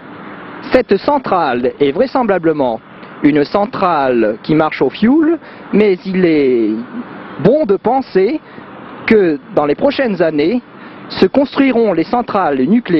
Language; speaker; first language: French; native; French